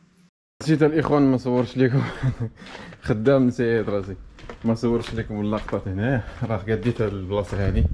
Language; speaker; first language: Arabic; native; Arabic